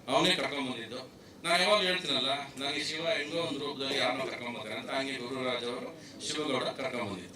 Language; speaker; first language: Kannada; native; Kannada